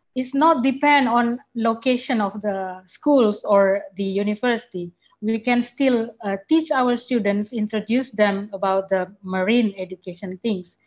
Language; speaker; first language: English; non-native, fluent; Indonesian